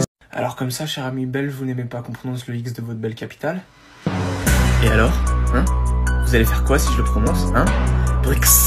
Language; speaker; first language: French; native; French